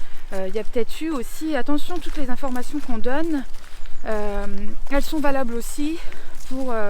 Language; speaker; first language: French; native; French